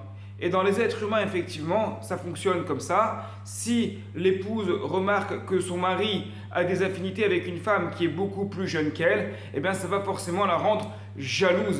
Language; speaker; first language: French; native; French